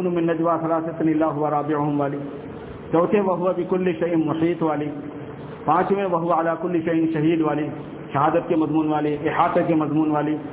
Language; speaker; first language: Urdu; native; Urdu